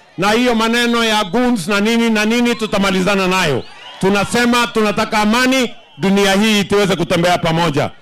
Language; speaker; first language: Swahili; non-native, local second language; Kalenjin